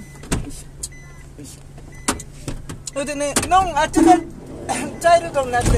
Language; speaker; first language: Japanese; native; Japanese